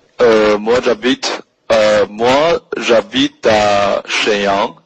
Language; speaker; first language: French; non-native, learner; Chinese